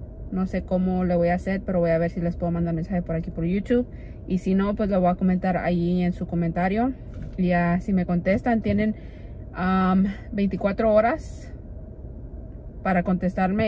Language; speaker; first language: Spanish; early bilingual, heritage; Spanish